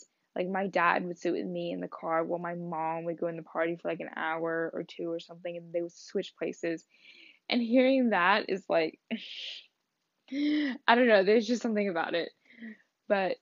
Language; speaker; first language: English; early bilingual, other home language; Vietnamese